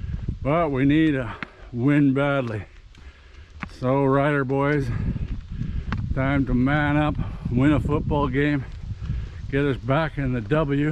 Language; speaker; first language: English; native; English